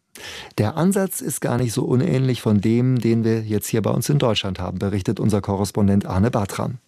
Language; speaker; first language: German; native; German